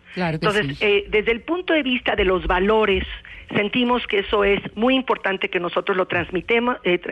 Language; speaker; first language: Spanish; native; Spanish